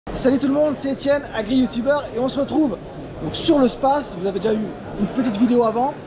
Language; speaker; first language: French; native; French